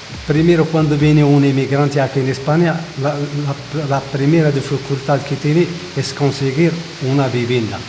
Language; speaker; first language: Spanish; non-native, fluent; Arabic